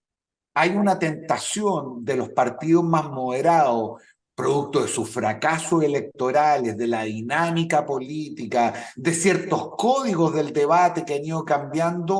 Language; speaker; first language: Spanish; native; Spanish